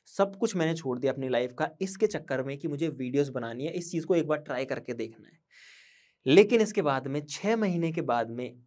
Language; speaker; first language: Hindi; native; Hindi